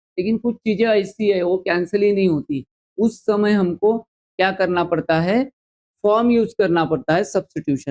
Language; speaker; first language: Hindi; non-native, local second language; Marathi